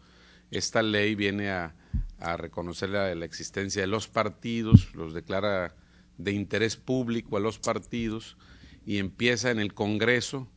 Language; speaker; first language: Spanish; native; Spanish